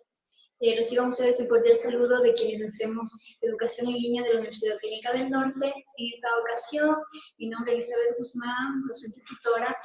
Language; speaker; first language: Spanish; native; Spanish